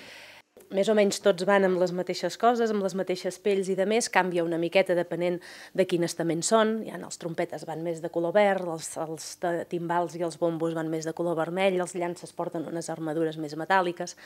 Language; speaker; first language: Catalan; native; Catalan